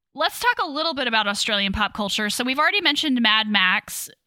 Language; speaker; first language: English; native; English